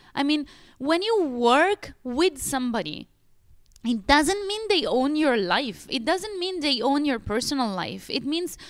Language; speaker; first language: English; non-native, fluent; Italian